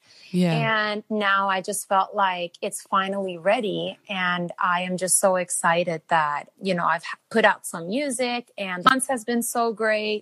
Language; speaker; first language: English; non-native, fluent; Albanian